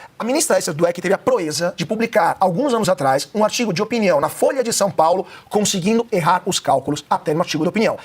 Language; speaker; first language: Portuguese; non-native, fluent; Italian